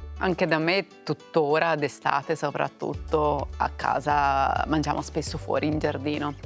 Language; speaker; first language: Italian; native; Italian